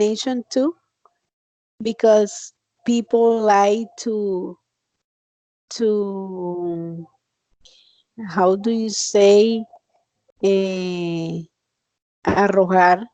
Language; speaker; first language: English; non-native, learner; Spanish